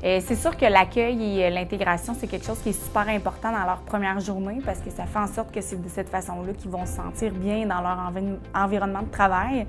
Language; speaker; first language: French; native; French